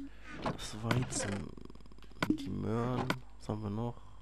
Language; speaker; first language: German; native; German